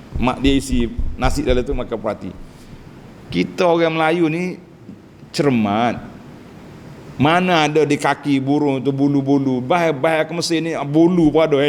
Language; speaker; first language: Malay; native; Malay